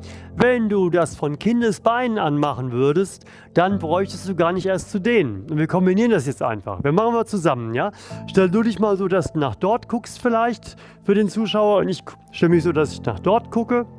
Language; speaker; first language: German; native; German